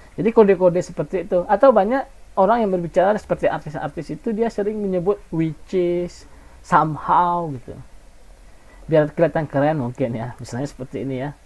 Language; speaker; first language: Indonesian; non-native, local second language; Minangkabau